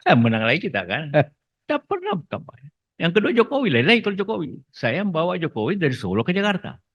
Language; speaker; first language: Indonesian; non-native, local second language; Buginese